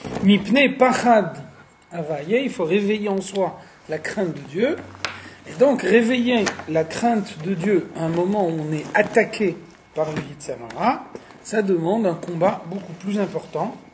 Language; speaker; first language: French; native; French